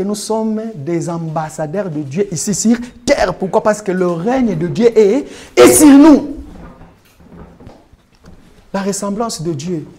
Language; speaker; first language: French; non-native, local second language; Lingala